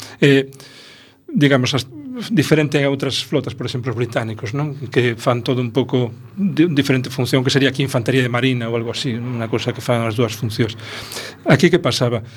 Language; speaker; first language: Galician; non-native, local second language; Spanish